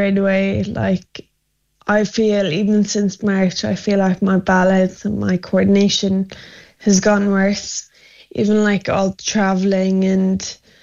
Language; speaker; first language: English; native; English